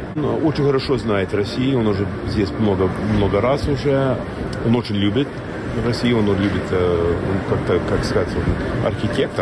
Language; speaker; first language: Russian; non-native, fluent; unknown